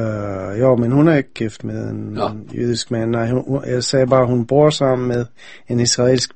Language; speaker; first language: Danish; non-native, fluent; English